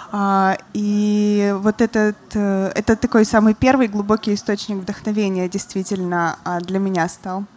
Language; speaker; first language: Russian; native; Russian